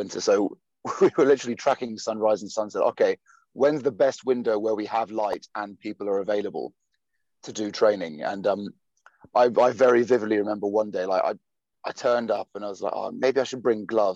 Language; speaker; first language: English; native; English